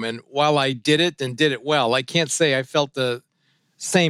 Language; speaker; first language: English; early bilingual, other home language; French